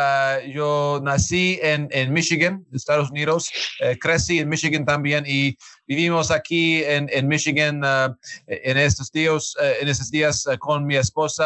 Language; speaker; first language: Spanish; non-native, learner; English